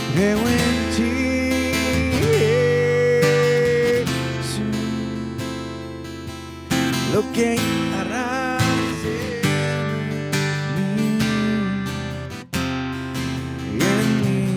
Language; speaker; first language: Spanish; non-native, fluent; English